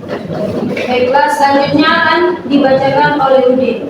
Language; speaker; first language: Indonesian; native; Indonesian